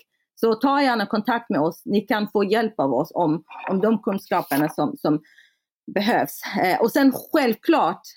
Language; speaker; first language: Swedish; non-native, fluent; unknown